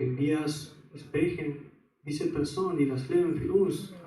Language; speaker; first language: German; non-native, fluent; Spanish